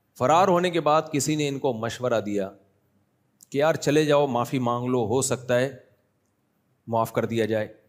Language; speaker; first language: Urdu; native; Urdu